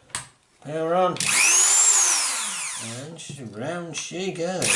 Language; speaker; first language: English; native; English